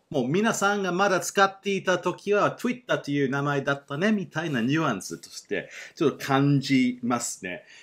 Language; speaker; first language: Japanese; non-native, fluent; English